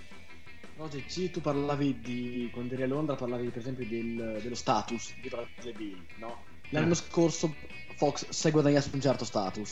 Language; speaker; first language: Italian; native; Italian